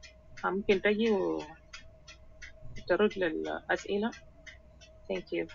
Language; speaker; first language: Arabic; non-native, local second language; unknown